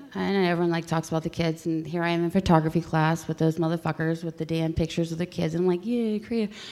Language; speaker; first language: English; native; English